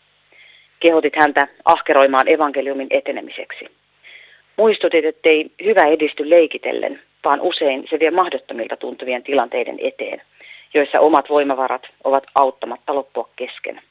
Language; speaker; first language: Finnish; native; Finnish